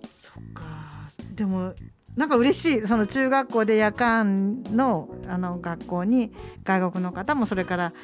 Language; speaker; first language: Japanese; native; Japanese